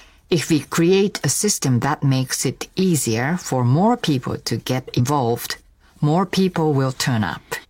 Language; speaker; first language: English; non-native, fluent; Japanese